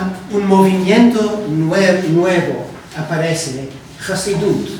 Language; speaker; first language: Spanish; non-native, learner; Hebrew